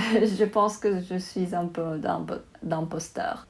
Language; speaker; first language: French; non-native, learner; Chinese